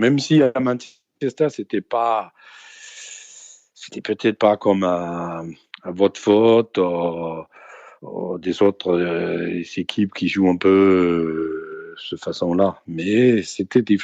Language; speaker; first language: French; non-native, fluent; Danish